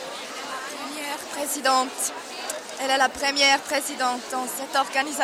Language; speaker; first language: French; non-native, local second language; German